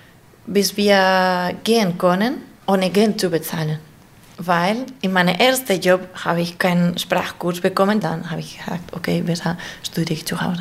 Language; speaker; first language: German; non-native, fluent; Spanish